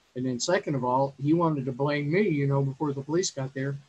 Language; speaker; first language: English; native; English